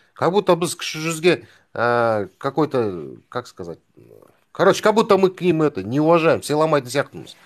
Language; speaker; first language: Russian; non-native, local second language; Kazakh